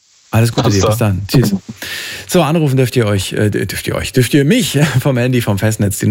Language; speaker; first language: German; native; German